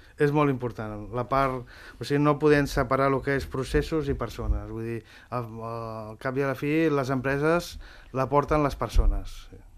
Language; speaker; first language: Catalan; native; Catalan